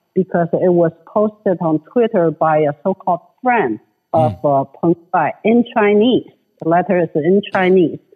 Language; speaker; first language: English; non-native, fluent; Chinese